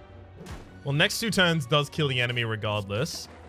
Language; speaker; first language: English; native; English